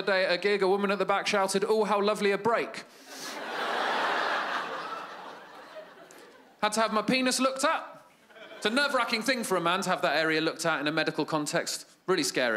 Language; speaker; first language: English; native; English